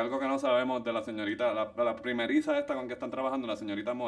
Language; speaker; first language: Spanish; native; Spanish